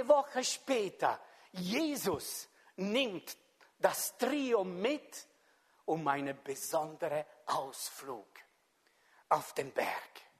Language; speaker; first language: German; non-native, fluent; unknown